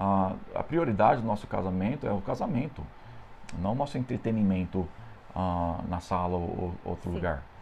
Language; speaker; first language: Portuguese; non-native, fluent; English